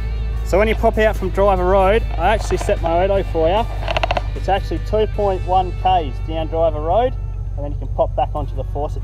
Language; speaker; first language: English; native; English